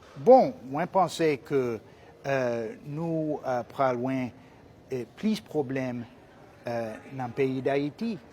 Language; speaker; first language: Haitian Creole; non-native, learner; English